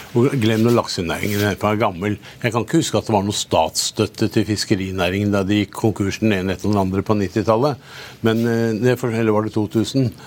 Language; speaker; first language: Norwegian; early bilingual, other home language; German